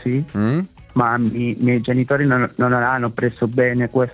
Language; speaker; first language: Italian; non-native, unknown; Spanish